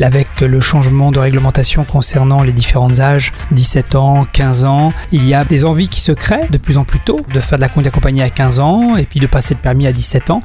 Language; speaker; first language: French; native; French